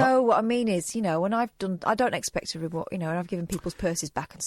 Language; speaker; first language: English; native; English